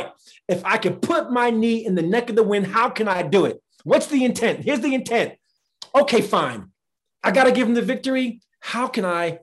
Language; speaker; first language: English; native; English